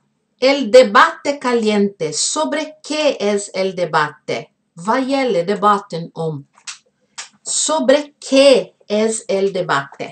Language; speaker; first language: Spanish; non-native, fluent; Portuguese